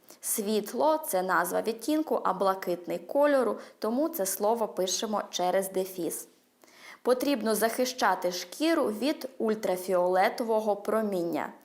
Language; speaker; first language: Ukrainian; early bilingual, heritage; Ukrainian